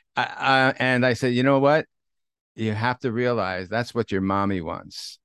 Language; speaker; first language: English; native; English